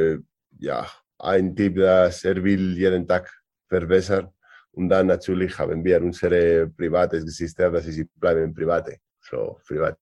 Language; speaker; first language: German; non-native, learner; Spanish